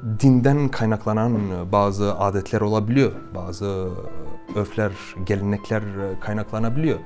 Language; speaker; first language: Turkish; non-native, fluent; Albanian